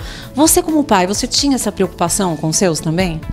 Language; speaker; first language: Portuguese; native; Portuguese